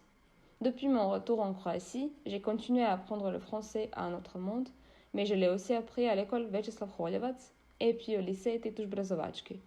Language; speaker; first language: French; non-native, fluent; Croatian